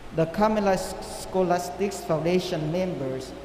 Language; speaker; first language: English; non-native, fluent; Vietnamese